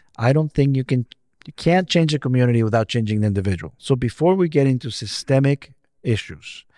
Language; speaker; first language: English; non-native, fluent; Spanish